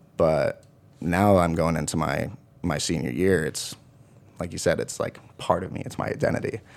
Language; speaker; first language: English; native; English